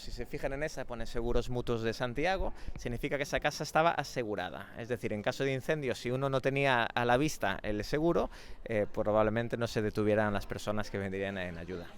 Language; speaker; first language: Spanish; native; Spanish